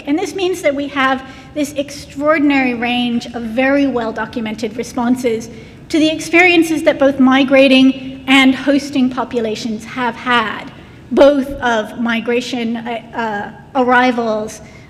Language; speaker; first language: English; native; English